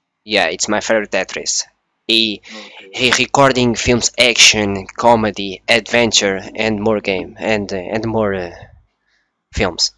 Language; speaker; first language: English; non-native, learner; Portuguese